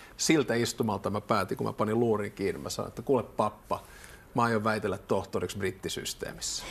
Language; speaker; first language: Finnish; native; Finnish